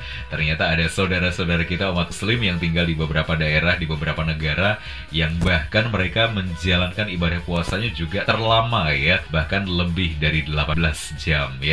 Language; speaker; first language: Indonesian; native; Indonesian